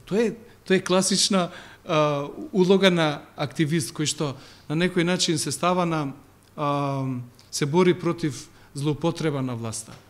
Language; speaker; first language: Macedonian; non-native, local second language; Albanian